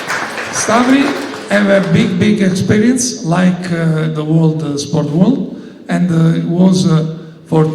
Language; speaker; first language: English; non-native, learner; Italian